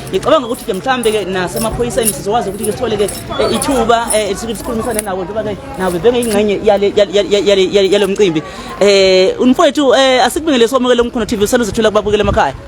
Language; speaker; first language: Zulu; native; Zulu